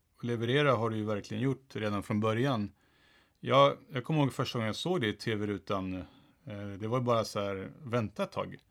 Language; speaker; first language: Swedish; early bilingual, other home language; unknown